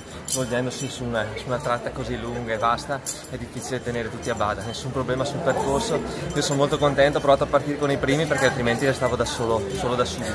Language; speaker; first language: Italian; native; Italian